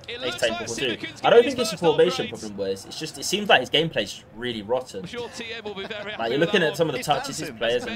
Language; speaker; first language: English; native; English